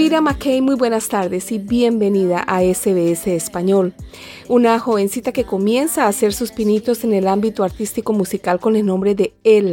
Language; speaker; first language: Spanish; native; Spanish